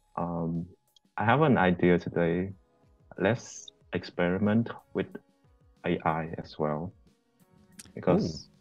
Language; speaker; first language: English; non-native, fluent; Vietnamese